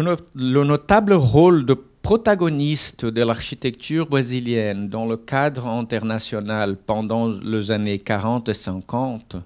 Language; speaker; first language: French; non-native, fluent; Portuguese